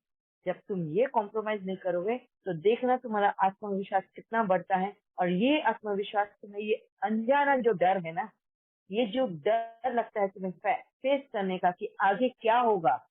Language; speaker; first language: Hindi; native; Hindi